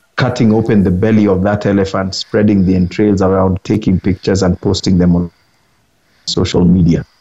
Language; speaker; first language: English; non-native, local second language; Luo (Kenya and Tanzania)